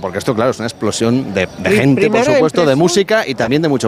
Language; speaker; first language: Spanish; native; Spanish